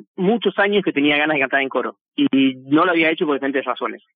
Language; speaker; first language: Spanish; native; Spanish